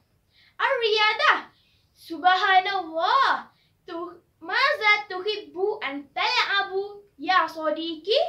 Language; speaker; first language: Arabic; non-native, learner; Malay